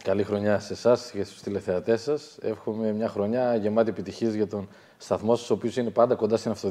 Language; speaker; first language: Greek; native; Greek